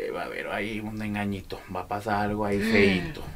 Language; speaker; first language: Spanish; native; Spanish